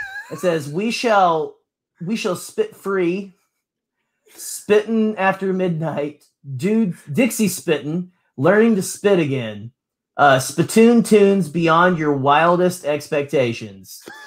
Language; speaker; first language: English; native; English